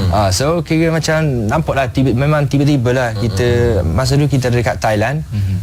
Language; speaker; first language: Malay; non-native, fluent; English